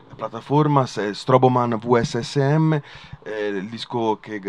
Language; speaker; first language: Spanish; non-native, learner; Italian